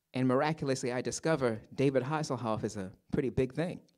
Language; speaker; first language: English; native; English